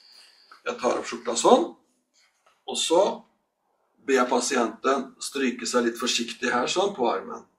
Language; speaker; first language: Norwegian; native; Norwegian